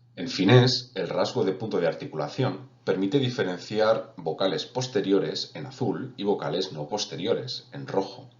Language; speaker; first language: Spanish; non-native, local second language; Catalan